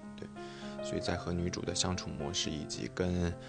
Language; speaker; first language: Chinese; native; Chinese